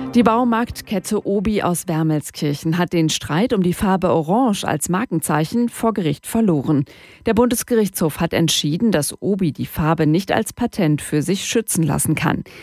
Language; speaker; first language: German; native; German